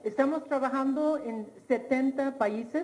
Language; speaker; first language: Spanish; non-native, fluent; English